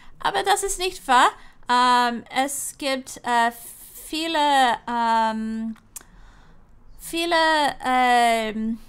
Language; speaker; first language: German; non-native, learner; English